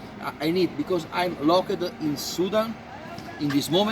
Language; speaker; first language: English; non-native, fluent; Italian